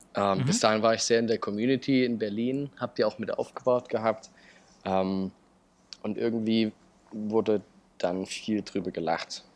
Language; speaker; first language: German; native; German